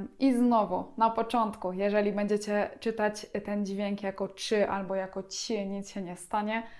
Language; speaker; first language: Polish; native; Polish